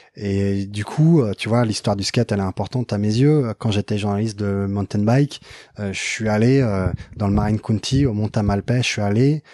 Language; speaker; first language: French; native; French